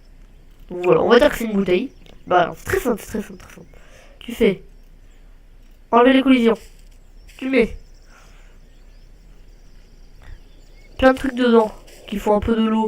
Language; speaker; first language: French; native; French